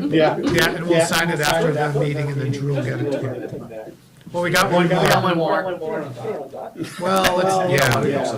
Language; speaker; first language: English; native; English